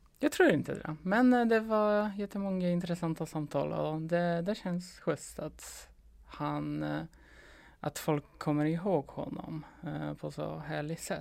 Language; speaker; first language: Swedish; non-native, fluent; Polish